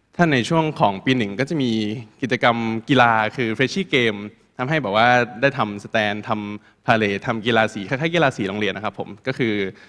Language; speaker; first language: Thai; native; Thai